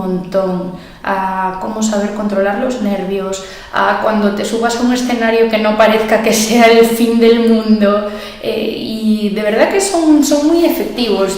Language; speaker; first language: Spanish; native; Spanish